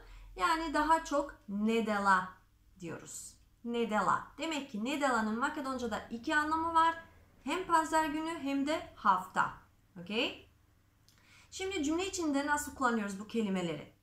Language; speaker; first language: Turkish; non-native, fluent; Macedonian